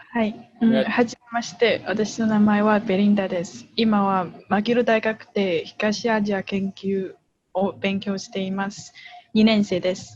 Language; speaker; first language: Japanese; non-native, learner; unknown